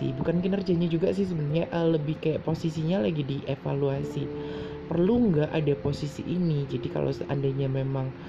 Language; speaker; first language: Indonesian; native; Indonesian